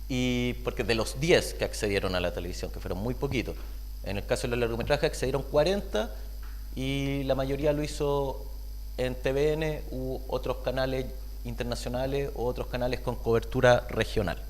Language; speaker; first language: Spanish; native; Spanish